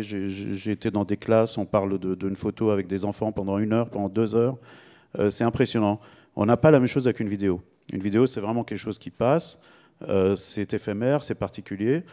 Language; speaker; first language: French; native; French